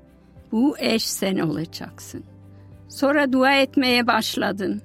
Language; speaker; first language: Turkish; non-native, fluent; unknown